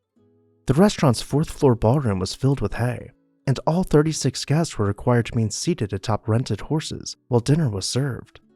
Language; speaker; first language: English; native; English